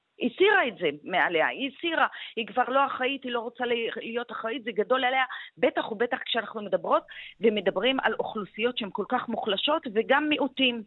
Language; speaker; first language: Hebrew; non-native, local second language; Arabic